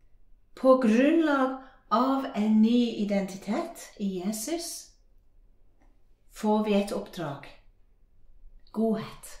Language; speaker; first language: Norwegian; non-native, fluent; English